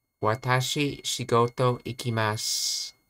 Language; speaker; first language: Japanese; non-native, learner; English